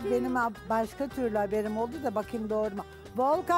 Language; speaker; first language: Turkish; native; Turkish